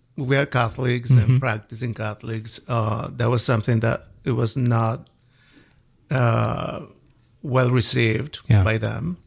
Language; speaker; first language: English; non-native, fluent; Spanish